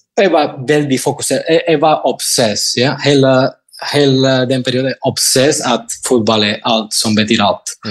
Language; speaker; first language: Norwegian; non-native, fluent; Spanish